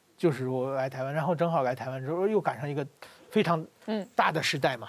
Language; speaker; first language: Chinese; native; Chinese